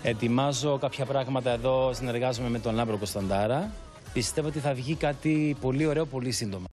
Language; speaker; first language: Greek; early bilingual, heritage; Greek